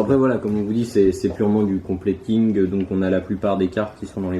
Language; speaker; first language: French; native; French